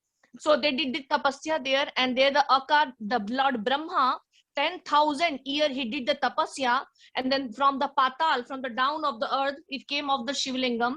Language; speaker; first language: English; non-native, learner; Hindi